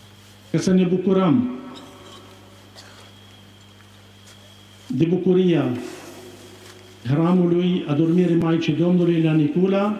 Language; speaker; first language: Romanian; non-native, fluent; Arabic